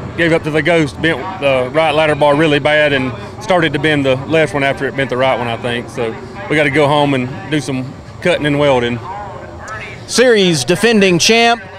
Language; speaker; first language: English; native; English